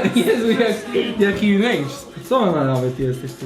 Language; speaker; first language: Polish; non-native, fluent; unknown